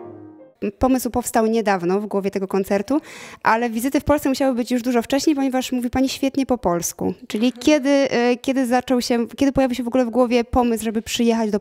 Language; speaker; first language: Polish; native; Polish